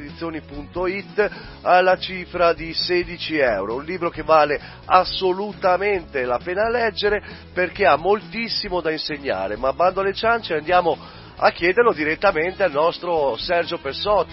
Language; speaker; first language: Italian; native; Italian